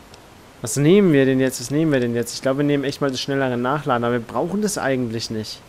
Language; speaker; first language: German; native; German